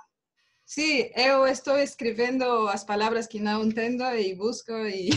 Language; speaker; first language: Portuguese; non-native, learner; Spanish